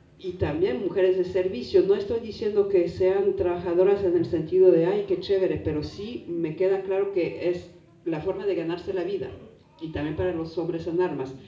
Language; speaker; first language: Spanish; non-native, fluent; French